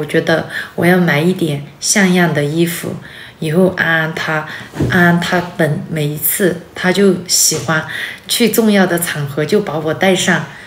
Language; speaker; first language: Chinese; non-native, local second language; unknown